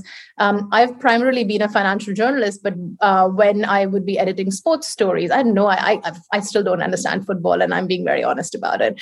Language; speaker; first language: English; non-native, local second language; Hindi